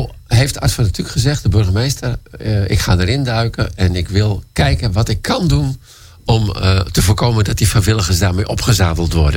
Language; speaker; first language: Dutch; native; Dutch